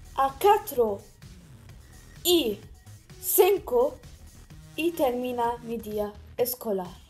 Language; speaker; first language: Spanish; non-native, learner; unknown